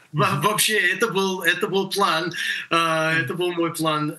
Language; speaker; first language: Russian; non-native, fluent; English